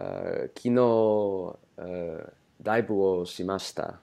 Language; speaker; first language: Japanese; non-native, learner; English